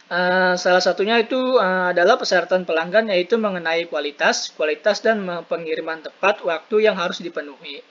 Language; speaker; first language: Indonesian; native; Indonesian